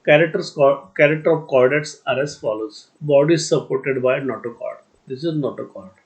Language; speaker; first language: English; non-native, local second language; Marathi